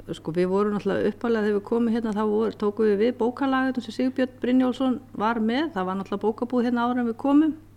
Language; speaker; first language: Icelandic; native; Icelandic